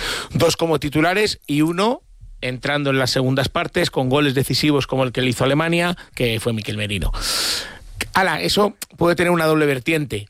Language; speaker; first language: Spanish; native; Spanish